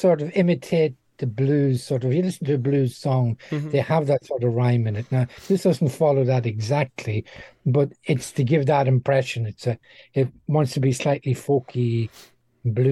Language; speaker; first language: English; native; English